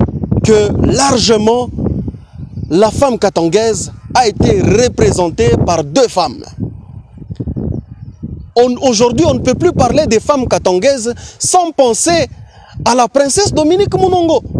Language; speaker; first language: French; non-native, local second language; Swahili